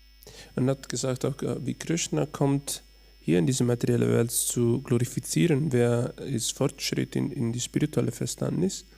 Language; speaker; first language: German; non-native, learner; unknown